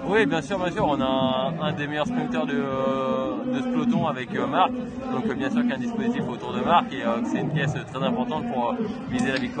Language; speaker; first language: French; native; French